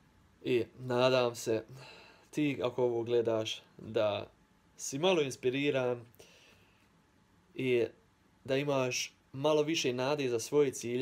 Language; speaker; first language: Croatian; early bilingual, heritage; Croatian